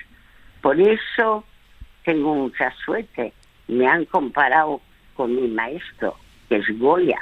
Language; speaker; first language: Spanish; early bilingual, other home language; French